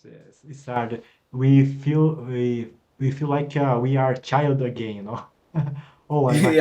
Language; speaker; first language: English; non-native, fluent; Portuguese